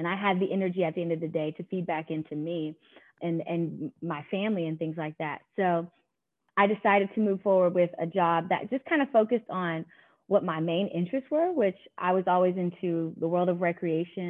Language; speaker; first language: English; native; English